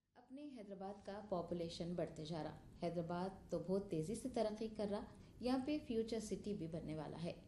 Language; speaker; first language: Urdu; native; Urdu